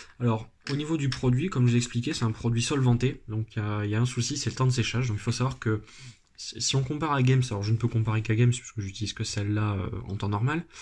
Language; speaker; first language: French; native; French